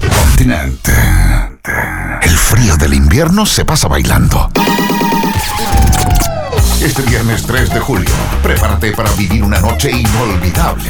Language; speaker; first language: Spanish; native; Spanish